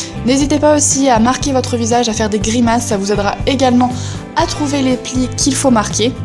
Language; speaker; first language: French; native; French